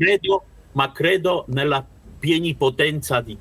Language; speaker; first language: Italian; non-native, learner; Russian